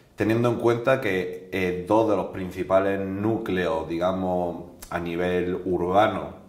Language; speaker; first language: Spanish; native; Spanish